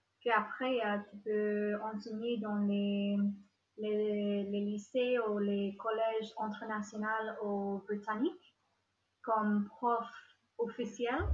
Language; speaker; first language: French; non-native, fluent; English